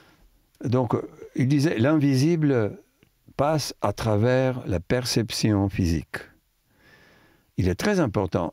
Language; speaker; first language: French; non-native, fluent; Italian